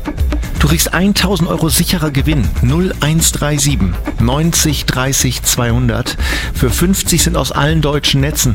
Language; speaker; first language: German; native; German